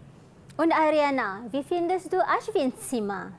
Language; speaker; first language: German; non-native, fluent; Malay